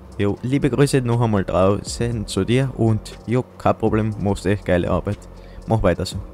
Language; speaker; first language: German; native; German